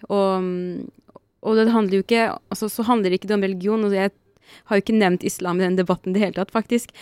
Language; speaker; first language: Norwegian; early bilingual, other home language; Arabic